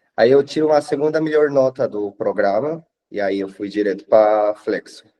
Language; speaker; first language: Portuguese; non-native, fluent; Spanish